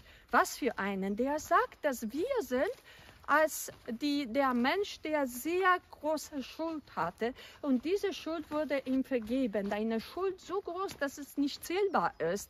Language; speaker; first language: German; non-native, fluent; Polish